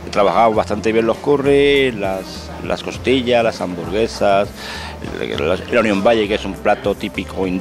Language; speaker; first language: Spanish; native; Spanish